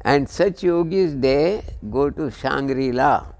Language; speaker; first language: English; non-native, local second language; Kannada